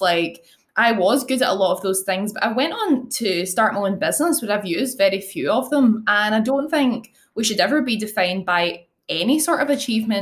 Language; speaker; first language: English; native; English